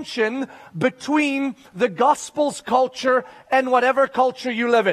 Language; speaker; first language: English; native; English